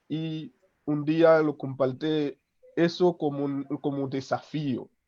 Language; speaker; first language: Spanish; non-native, local second language; Haitian Creole